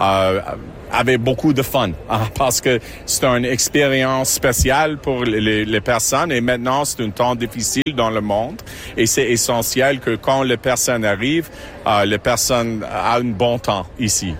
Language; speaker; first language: French; non-native, local second language; English